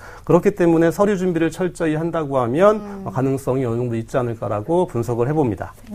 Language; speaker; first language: Korean; native; Korean